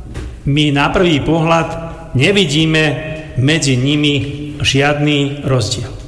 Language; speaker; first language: Slovak; native; Slovak